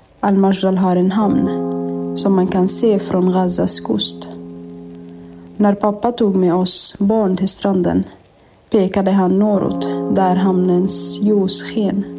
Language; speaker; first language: Swedish; non-native, fluent; Arabic